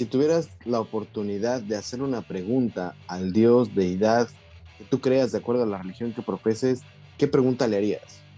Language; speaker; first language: Spanish; native; Spanish